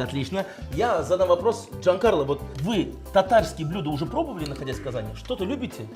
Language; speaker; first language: Russian; native; Russian